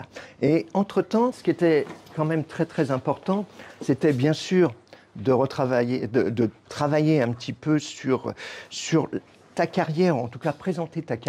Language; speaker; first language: French; native; French